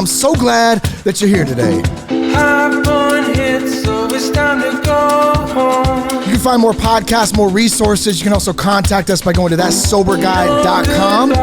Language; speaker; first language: English; native; English